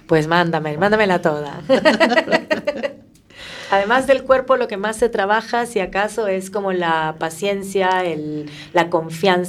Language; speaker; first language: Spanish; native; Spanish